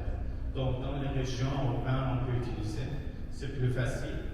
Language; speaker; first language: French; non-native, fluent; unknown